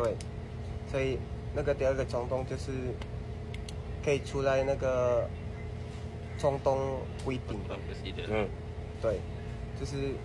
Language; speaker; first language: Chinese; non-native, learner; Indonesian